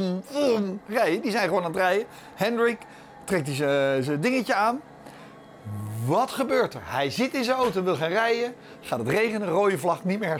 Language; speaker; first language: Dutch; native; Dutch